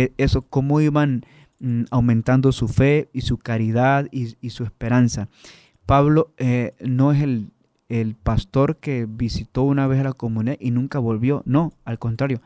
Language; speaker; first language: Spanish; native; Spanish